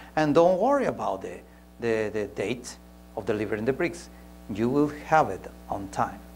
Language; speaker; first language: English; non-native, fluent; Spanish